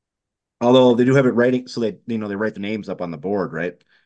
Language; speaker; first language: English; native; English